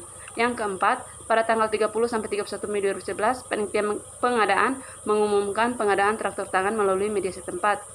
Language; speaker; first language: Indonesian; native; Indonesian